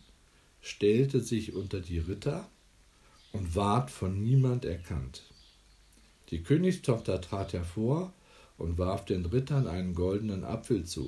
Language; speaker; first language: German; native; German